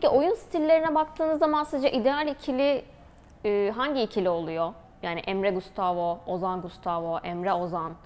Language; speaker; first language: Turkish; native; Turkish